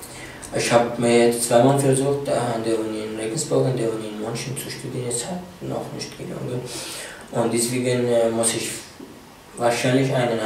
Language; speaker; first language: German; non-native, fluent; Arabic